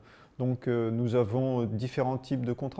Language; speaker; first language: French; native; French